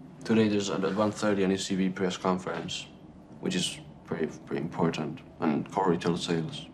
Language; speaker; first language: English; early bilingual, heritage; English